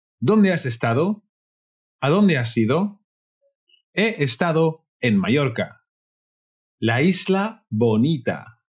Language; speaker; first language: Spanish; native; Spanish